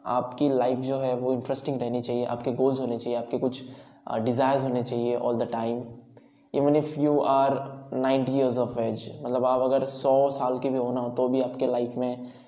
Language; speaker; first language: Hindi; non-native, local second language; Marathi